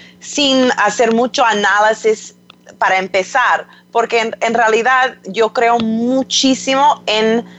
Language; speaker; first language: Spanish; non-native, fluent; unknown